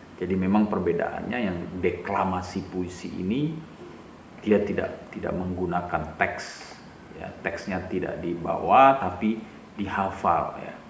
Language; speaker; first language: Indonesian; native; Indonesian